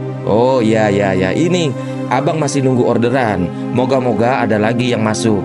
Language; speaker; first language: Indonesian; native; Indonesian